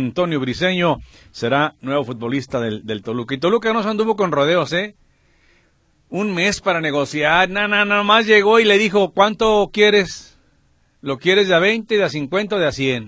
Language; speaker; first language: Spanish; native; Spanish